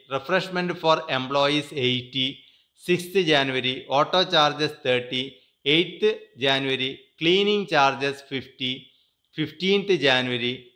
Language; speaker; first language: English; non-native, local second language; Malayalam